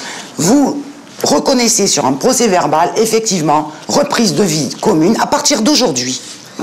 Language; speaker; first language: French; native; French